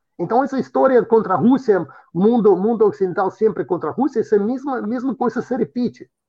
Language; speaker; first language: Portuguese; non-native, fluent; Russian